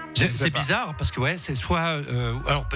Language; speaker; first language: French; native; French